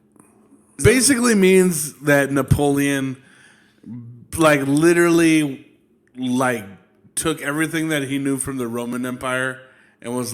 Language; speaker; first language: English; native; English